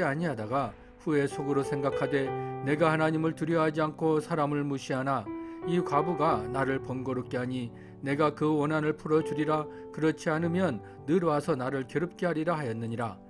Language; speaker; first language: Korean; native; Korean